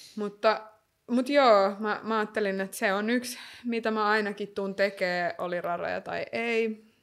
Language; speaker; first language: Finnish; native; Finnish